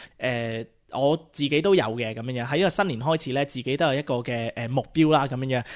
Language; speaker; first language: Cantonese; early bilingual, heritage; Cantonese